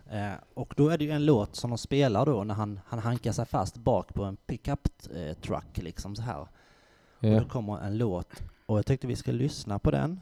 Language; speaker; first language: Swedish; native; Swedish